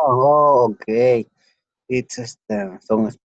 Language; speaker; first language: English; non-native, learner; Spanish